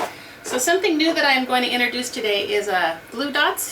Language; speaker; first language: English; native; English